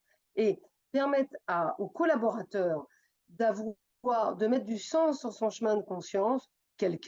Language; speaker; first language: French; native; French